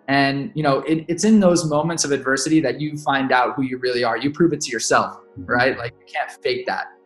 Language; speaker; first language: English; native; English